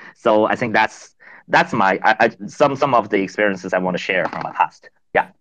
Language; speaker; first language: English; non-native, fluent; Chinese